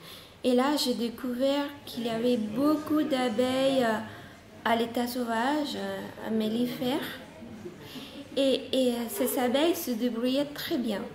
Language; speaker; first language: French; non-native, fluent; Spanish